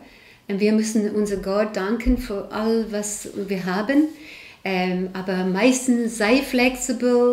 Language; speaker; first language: German; non-native, learner; English